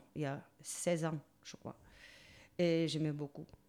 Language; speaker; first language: French; non-native, fluent; Spanish